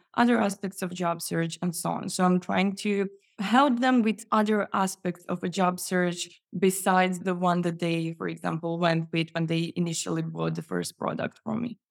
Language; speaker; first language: English; non-native, fluent; Croatian